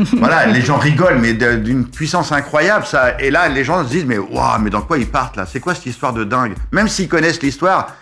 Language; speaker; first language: French; native; French